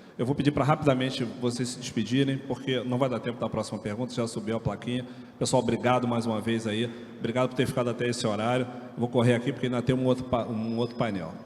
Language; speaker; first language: Portuguese; native; Portuguese